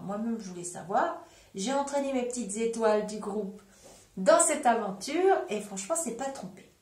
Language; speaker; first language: French; native; French